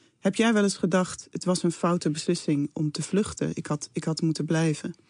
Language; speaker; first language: Dutch; native; Dutch